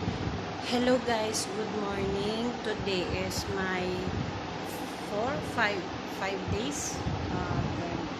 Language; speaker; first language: English; non-native, learner; Filipino